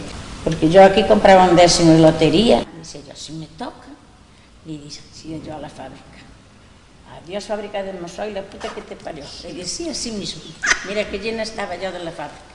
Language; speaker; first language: Spanish; non-native, local second language; Galician